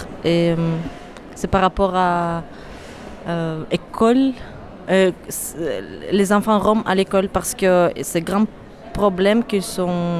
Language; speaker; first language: French; non-native, fluent; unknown